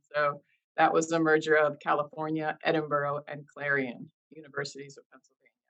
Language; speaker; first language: English; native; English